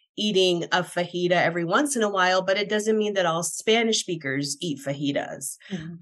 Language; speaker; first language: English; non-native, fluent; Spanish